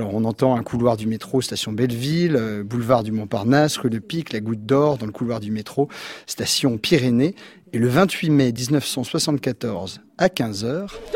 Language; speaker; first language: French; native; French